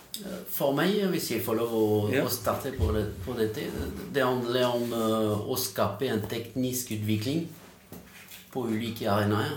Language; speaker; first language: Norwegian; non-native, fluent; French